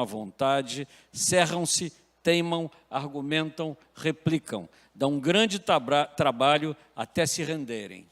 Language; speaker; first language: Portuguese; native; Portuguese